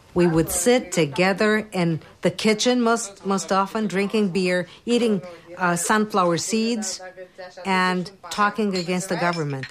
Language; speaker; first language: English; non-native, fluent; Romanian